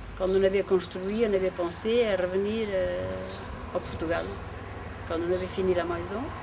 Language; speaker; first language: French; non-native, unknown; Portuguese